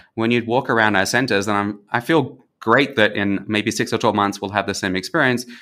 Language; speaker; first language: English; native; English